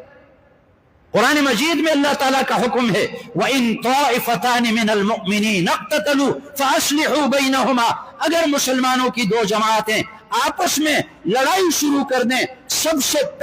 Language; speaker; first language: Urdu; non-native, local second language; Northern Hindko